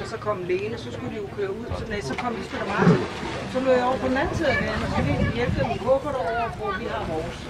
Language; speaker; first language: Danish; native; Danish